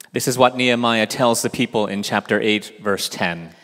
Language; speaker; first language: English; early bilingual, other home language; Korean